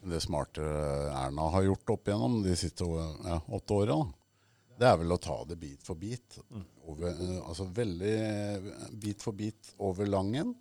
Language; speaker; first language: Norwegian; native; Norwegian